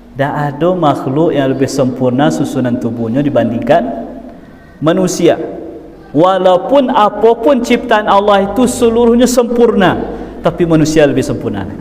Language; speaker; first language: Malay; non-native, local second language; Minangkabau